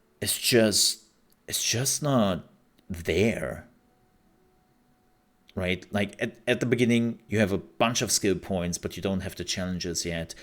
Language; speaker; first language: English; non-native, fluent; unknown